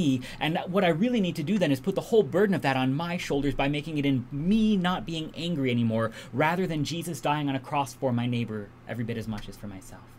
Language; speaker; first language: English; native; English